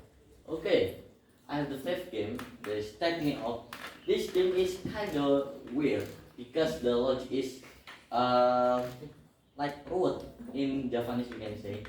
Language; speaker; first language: English; non-native, learner; Indonesian